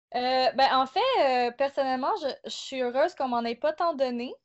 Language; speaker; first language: French; native; French